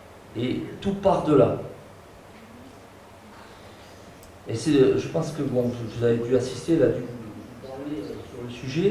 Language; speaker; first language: French; native; French